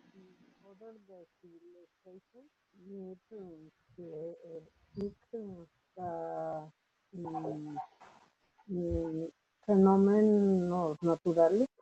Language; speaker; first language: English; non-native, learner; Spanish